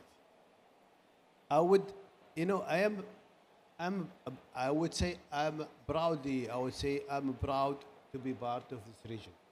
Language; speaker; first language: English; non-native, learner; Arabic